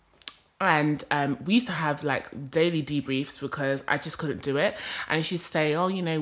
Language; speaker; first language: English; non-native, local second language; Kinyarwanda